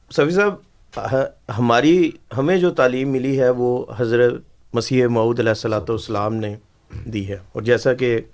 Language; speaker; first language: Urdu; native; Urdu